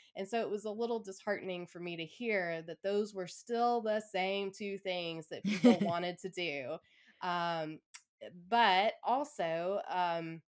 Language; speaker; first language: English; native; English